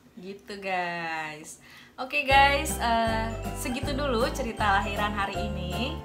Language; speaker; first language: Indonesian; native; Indonesian